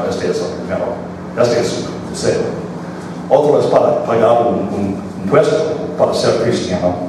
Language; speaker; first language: Spanish; non-native, fluent; English